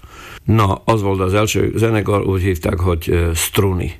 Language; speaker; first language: Hungarian; non-native, local second language; Slovak